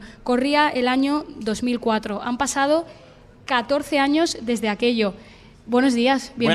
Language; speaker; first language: Spanish; native; Spanish